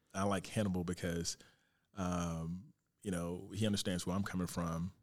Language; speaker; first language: English; native; English